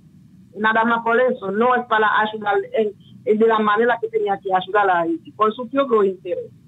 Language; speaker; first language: Spanish; non-native, local second language; Haitian Creole